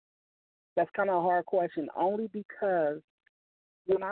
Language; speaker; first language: English; native; English